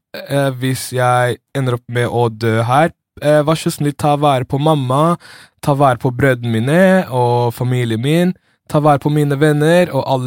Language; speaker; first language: Norwegian; early bilingual, other home language; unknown